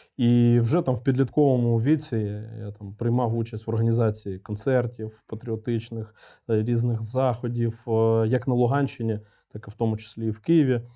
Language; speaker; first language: Ukrainian; non-native, local second language; Russian